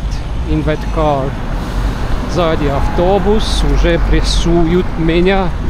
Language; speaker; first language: Russian; non-native, local second language; Estonian